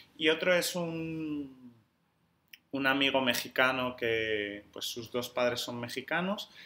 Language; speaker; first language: Spanish; native; Spanish